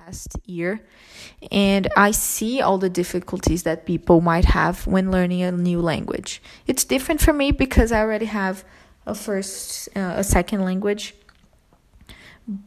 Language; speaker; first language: English; non-native, fluent; Portuguese